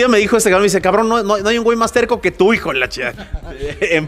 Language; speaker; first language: Spanish; native; Spanish